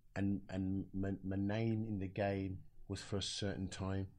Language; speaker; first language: English; native; English